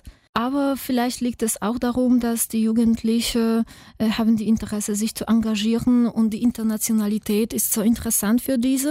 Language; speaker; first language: German; non-native, fluent; Polish